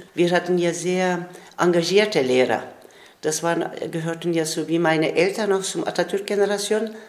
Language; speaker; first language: German; non-native, fluent; Turkish